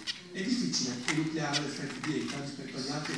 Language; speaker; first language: Italian; native; Italian